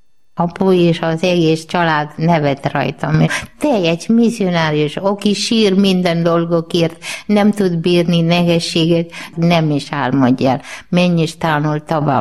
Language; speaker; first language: Hungarian; non-native, learner; Malayalam